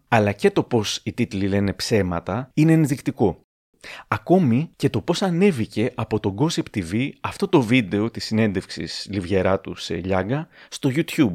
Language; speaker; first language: Greek; native; Greek